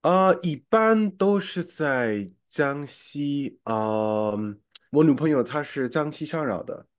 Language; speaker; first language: Chinese; non-native, fluent; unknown